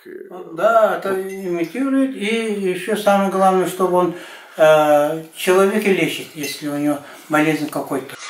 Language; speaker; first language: Russian; non-native, local second language; Yakut